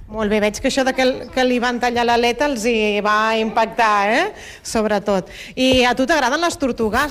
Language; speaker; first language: Catalan; native; Catalan